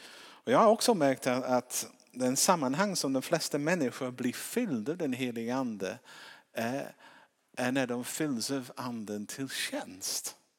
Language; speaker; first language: Swedish; non-native, fluent; English